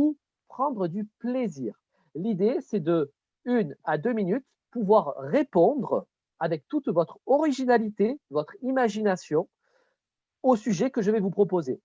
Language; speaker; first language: French; native; French